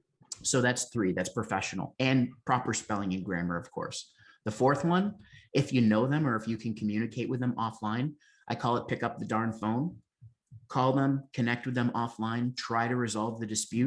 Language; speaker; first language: English; native; English